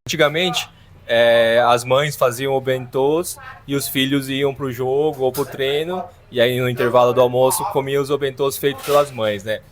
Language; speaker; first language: Portuguese; native; Portuguese